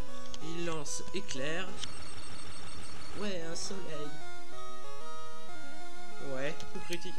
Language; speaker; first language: French; native; French